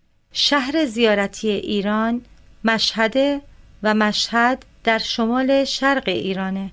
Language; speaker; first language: Persian; non-native, learner; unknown